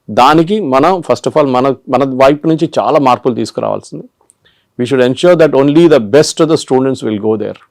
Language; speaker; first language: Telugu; non-native, local second language; Malayalam